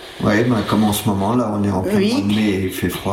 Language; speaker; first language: French; native; French